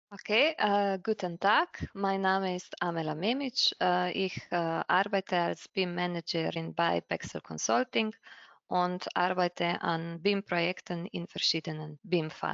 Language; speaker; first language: German; non-native, fluent; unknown